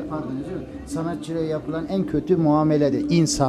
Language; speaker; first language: Turkish; native; Turkish